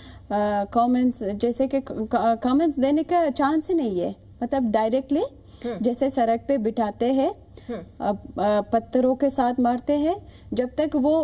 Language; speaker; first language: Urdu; non-native, fluent; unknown